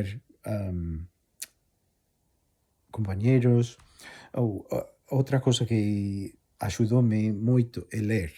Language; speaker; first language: Galician; non-native, fluent; English